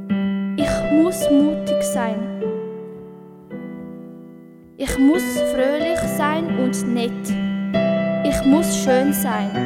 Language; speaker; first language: German; non-native, learner; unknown